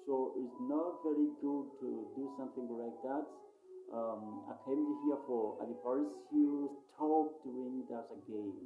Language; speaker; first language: English; non-native, local second language; Swahili